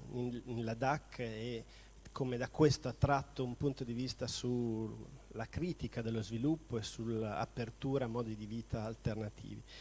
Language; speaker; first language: Italian; native; Italian